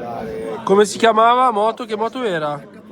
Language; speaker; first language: Italian; native; Italian